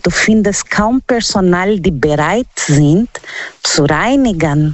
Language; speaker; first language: German; non-native, fluent; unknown